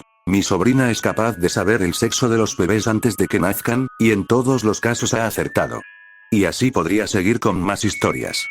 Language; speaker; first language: Spanish; native; Spanish